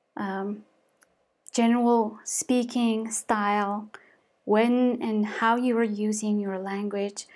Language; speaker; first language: English; non-native, fluent; Mongolian